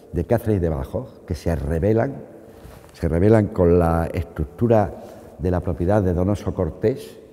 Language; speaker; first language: Spanish; native; Spanish